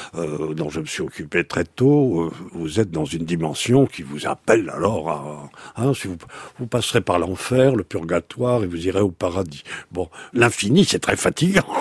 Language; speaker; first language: French; native; French